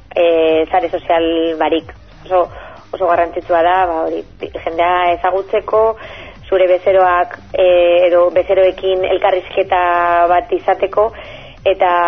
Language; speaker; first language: Basque; non-native, local second language; Spanish